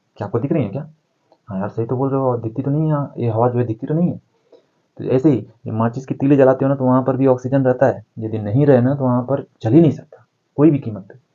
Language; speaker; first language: Hindi; native; Hindi